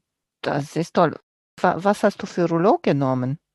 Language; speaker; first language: German; non-native, fluent; Romanian